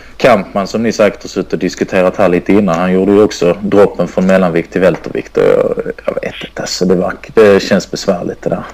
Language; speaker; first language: Swedish; native; Swedish